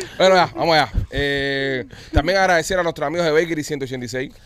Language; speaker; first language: Spanish; native; Spanish